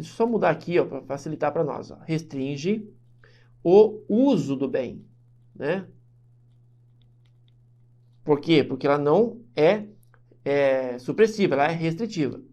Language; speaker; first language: Portuguese; native; Portuguese